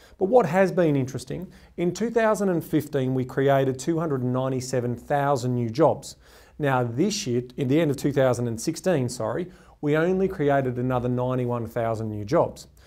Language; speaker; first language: English; native; English